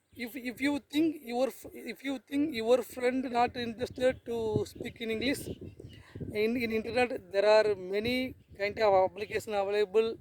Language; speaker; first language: English; non-native, learner; Tamil